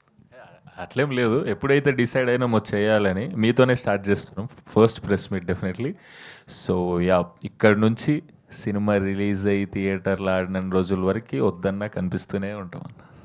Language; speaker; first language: Telugu; native; Telugu